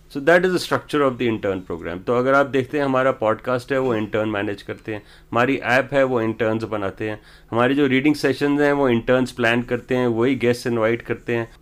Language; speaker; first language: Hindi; native; Hindi